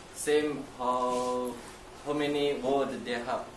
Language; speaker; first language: English; non-native, learner; Chinese